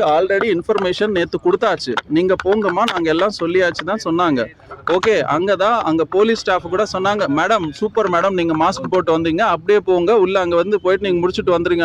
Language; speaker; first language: Tamil; native; Tamil